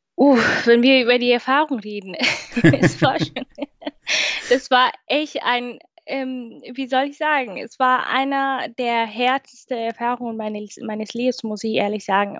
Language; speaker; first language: German; non-native, fluent; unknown